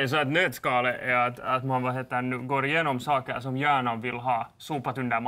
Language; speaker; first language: Swedish; native; Swedish